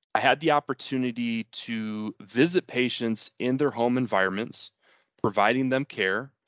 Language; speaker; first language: English; early bilingual, other home language; Spanish